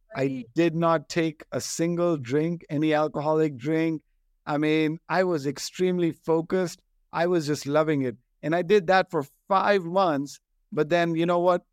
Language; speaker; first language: English; non-native, local second language; Hindi